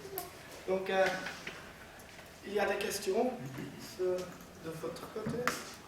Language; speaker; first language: French; non-native, learner; Dutch